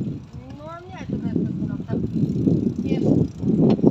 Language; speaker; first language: Polish; non-native, learner; Croatian